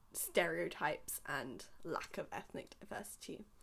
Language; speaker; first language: English; early bilingual, other home language; Hindi